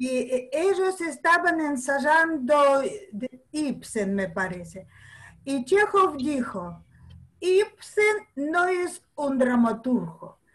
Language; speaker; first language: Spanish; non-native, fluent; Russian